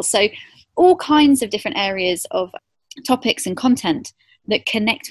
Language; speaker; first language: English; native; English